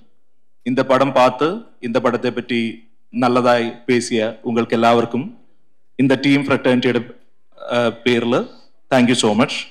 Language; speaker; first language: Tamil; non-native, learner; Malayalam